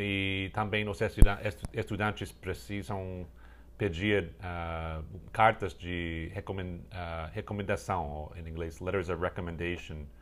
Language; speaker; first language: Portuguese; non-native, fluent; English